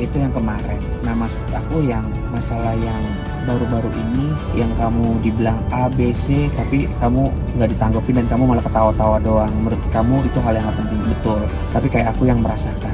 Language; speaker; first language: Indonesian; native; Indonesian